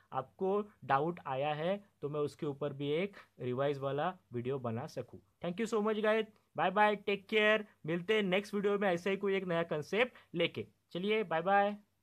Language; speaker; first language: Hindi; non-native, local second language; Marathi